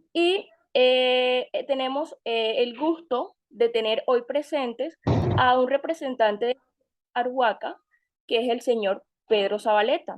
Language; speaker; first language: Spanish; native; Spanish